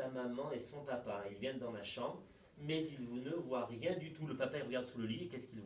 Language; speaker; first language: French; native; French